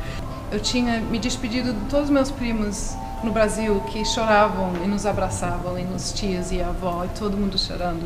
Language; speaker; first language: Portuguese; early bilingual, heritage; Portuguese